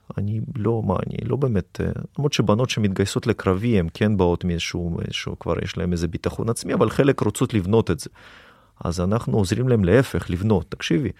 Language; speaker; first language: Hebrew; early bilingual, other home language; Russian